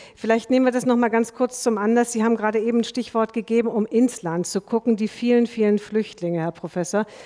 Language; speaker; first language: German; native; German